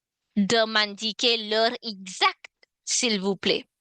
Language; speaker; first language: French; non-native, fluent; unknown